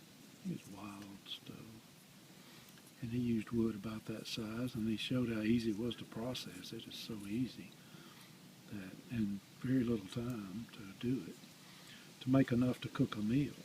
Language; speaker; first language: English; native; English